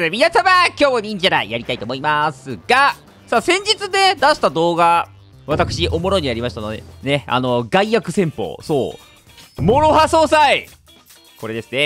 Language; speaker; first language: Japanese; native; Japanese